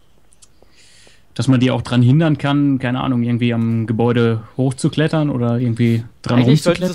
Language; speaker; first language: German; native; German